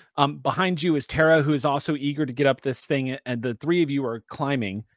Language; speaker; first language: English; native; English